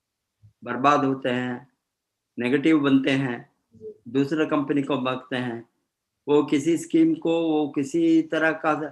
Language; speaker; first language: Hindi; non-native, fluent; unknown